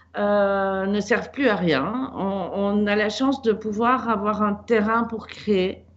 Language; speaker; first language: French; native; French